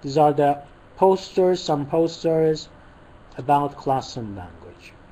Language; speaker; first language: English; non-native, fluent; Persian